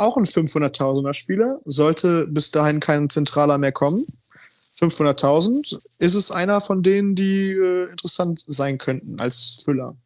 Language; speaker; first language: German; native; German